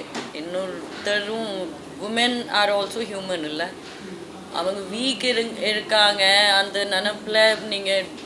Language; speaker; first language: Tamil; non-native, fluent; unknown